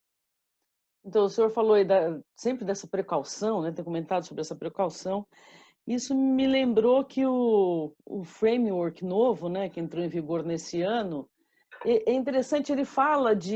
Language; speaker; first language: Portuguese; native; Portuguese